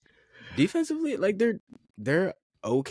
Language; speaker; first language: English; native; English